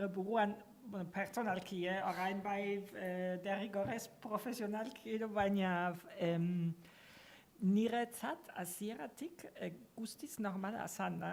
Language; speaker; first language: Basque; non-native, fluent; German